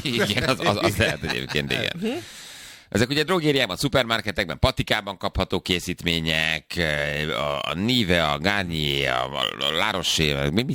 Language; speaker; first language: Hungarian; native; Hungarian